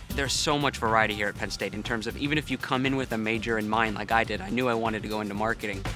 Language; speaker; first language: English; native; English